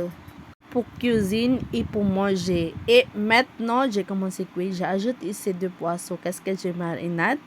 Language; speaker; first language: French; non-native, learner; Cebuano